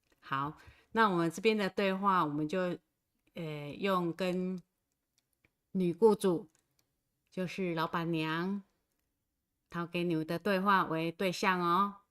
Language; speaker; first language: Chinese; native; Chinese